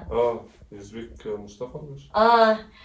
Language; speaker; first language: English; non-native, learner; Arabic